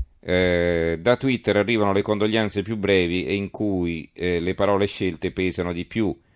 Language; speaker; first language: Italian; native; Italian